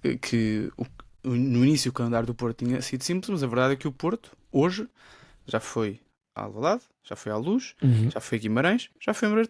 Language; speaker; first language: Portuguese; native; Portuguese